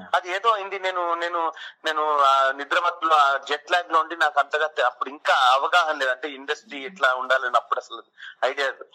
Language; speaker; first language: Telugu; early bilingual, heritage; Telugu